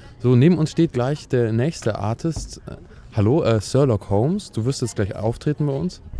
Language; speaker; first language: German; native; German